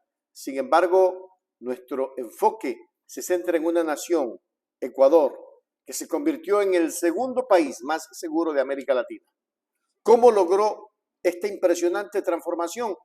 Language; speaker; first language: Spanish; native; Spanish